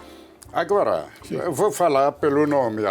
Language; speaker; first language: Portuguese; non-native, fluent; Arabic